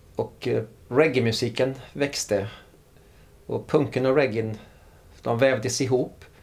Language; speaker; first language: Swedish; native; Swedish